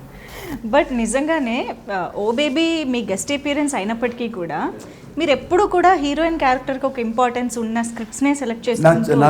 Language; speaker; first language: Telugu; native; Telugu